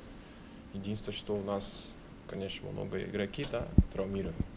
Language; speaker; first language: Russian; non-native, fluent; Portuguese